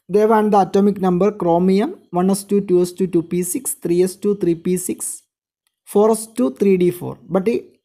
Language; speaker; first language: English; non-native, local second language; Malayalam